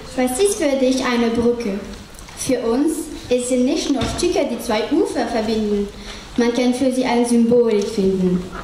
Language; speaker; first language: German; non-native, local second language; French